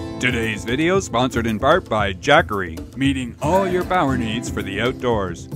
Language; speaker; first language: English; native; English